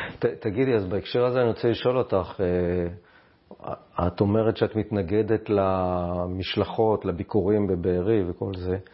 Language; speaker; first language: Hebrew; native; Hebrew